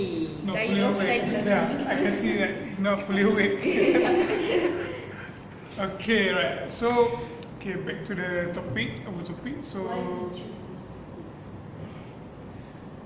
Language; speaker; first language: English; non-native, local second language; Malay